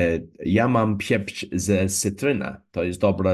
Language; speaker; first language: Polish; non-native, learner; English